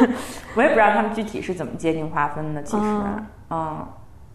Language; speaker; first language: Chinese; native; Chinese